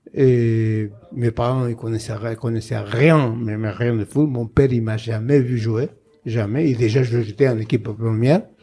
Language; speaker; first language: French; non-native, fluent; Spanish